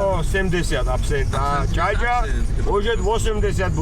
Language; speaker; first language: Russian; non-native, learner; Georgian